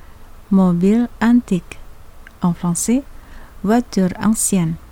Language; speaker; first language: French; non-native, fluent; Indonesian